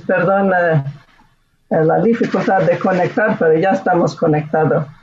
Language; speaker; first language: Spanish; non-native, fluent; English